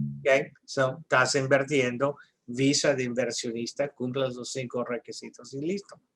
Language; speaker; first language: Spanish; non-native, fluent; English